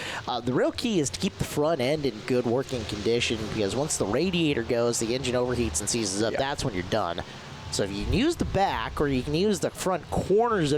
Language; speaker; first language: English; native; English